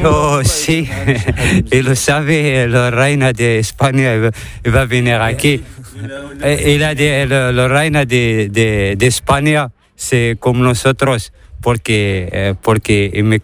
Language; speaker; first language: Spanish; non-native, learner; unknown